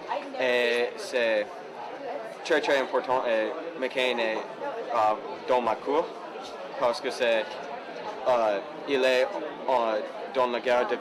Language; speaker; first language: French; non-native, learner; English